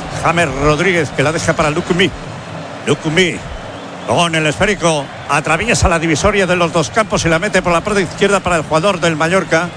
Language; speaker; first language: Spanish; native; Spanish